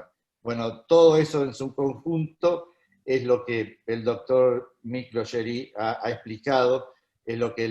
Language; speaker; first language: Spanish; native; Spanish